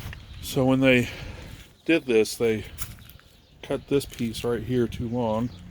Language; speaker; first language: English; native; English